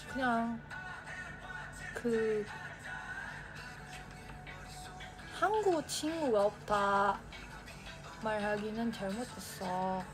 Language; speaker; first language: Korean; non-native, learner; Indonesian